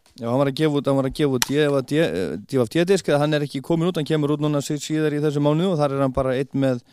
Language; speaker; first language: Icelandic; native; Icelandic